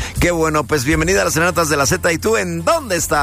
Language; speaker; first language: Spanish; native; Spanish